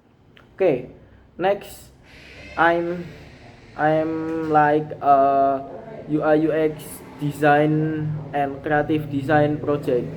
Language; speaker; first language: English; non-native, learner; Indonesian